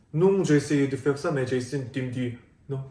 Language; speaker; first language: French; non-native, fluent; Korean